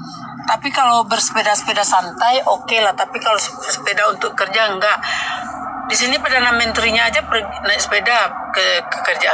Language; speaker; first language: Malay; non-native, local second language; Minangkabau